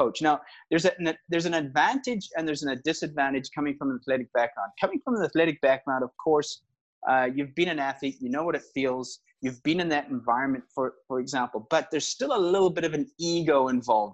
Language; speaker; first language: English; native; English